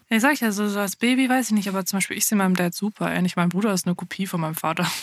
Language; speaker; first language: German; early bilingual, other home language; Afrikaans